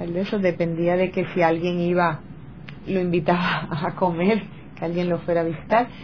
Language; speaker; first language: Spanish; native; Spanish